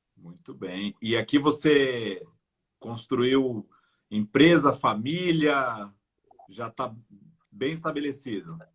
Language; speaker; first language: Portuguese; native; Portuguese